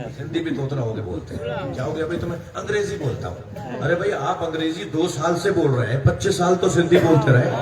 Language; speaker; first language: Urdu; native; Urdu